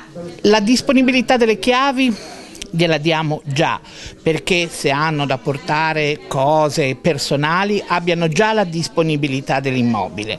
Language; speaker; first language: Italian; native; Italian